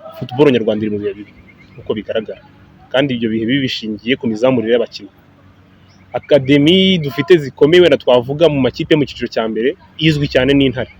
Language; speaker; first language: Kinyarwanda; native; Kinyarwanda